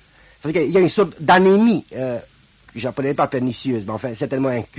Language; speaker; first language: French; non-native, fluent; Romanian